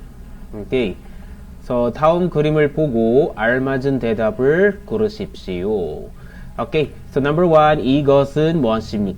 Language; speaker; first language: Korean; non-native, learner; Filipino